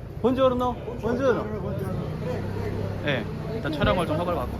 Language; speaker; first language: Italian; non-native, learner; Korean